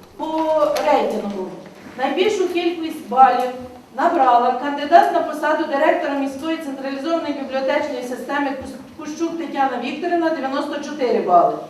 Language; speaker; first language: Ukrainian; native; Ukrainian